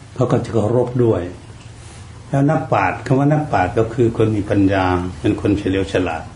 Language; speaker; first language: Thai; native; Thai